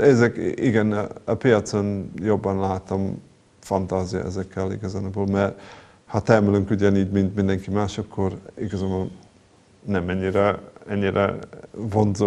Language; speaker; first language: Hungarian; non-native, fluent; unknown